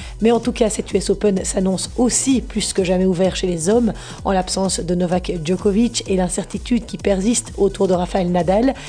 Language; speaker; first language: French; native; French